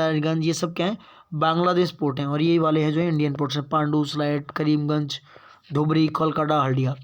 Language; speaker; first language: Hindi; native; Hindi